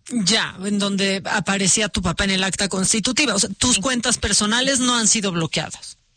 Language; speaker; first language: Spanish; native; Spanish